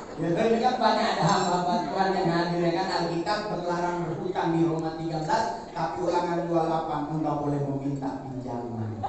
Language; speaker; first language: Indonesian; native; Indonesian